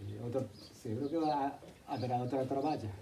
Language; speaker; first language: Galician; non-native, fluent; Japanese